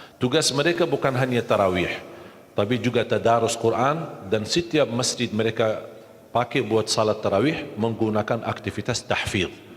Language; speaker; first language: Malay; non-native, fluent; Arabic